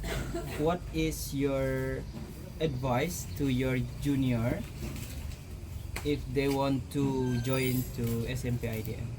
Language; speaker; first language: English; non-native, learner; Indonesian